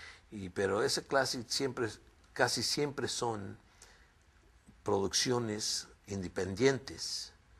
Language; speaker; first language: Spanish; early bilingual, other home language; English